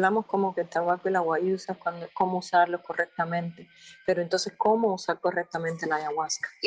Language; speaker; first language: Spanish; non-native, local second language; Quechua